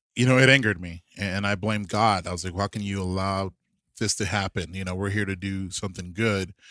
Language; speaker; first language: English; early bilingual, other home language; Spanish